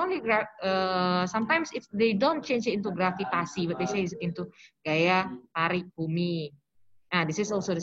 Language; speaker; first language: English; non-native, local second language; Indonesian